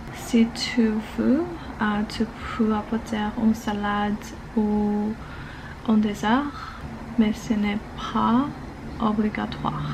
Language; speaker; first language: French; non-native, learner; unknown